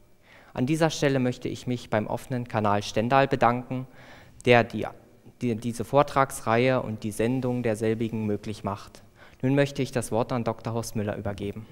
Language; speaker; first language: German; native; German